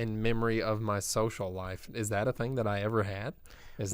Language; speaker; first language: English; native; English